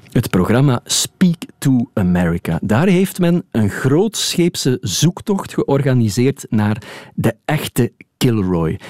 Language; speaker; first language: Dutch; native; Dutch